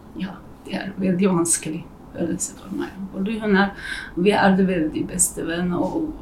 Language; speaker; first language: Norwegian; non-native, learner; Uyghur